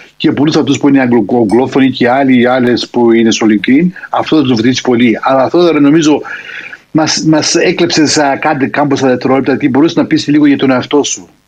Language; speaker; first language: Greek; early bilingual, heritage; Greek